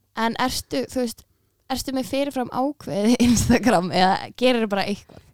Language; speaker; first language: Icelandic; native; Icelandic